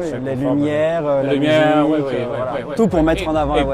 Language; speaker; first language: French; native; French